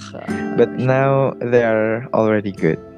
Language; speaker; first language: English; non-native, learner; Indonesian